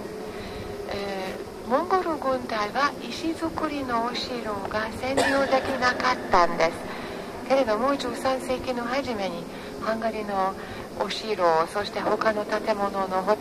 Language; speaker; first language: Japanese; non-native, fluent; Hungarian